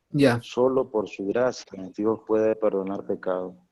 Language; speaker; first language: Spanish; native; Spanish